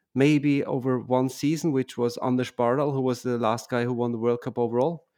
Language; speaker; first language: English; non-native, fluent; German